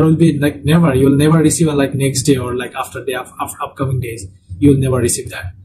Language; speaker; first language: English; non-native, local second language; Bangla